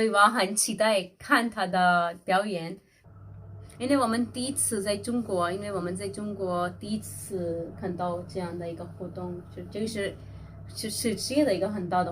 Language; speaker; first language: Chinese; non-native, fluent; Urdu